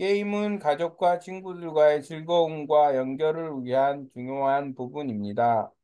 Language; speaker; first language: Korean; non-native, learner; Vietnamese